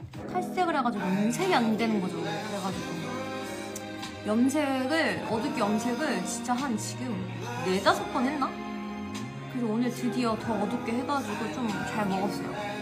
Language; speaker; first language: Korean; native; Korean